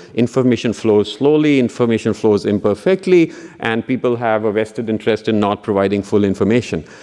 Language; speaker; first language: English; non-native, local second language; Punjabi